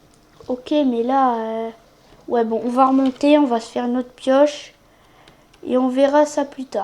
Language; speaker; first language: French; native; French